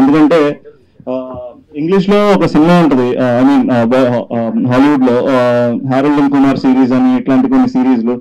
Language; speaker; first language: Telugu; native; Telugu